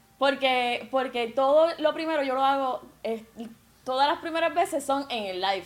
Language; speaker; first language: Spanish; native; Spanish